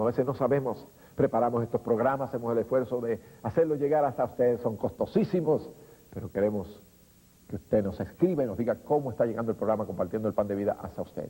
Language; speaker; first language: Spanish; native; Spanish